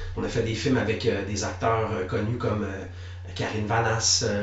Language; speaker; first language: French; native; French